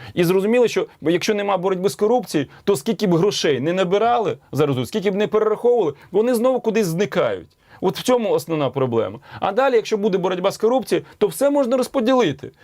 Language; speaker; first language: Ukrainian; native; Ukrainian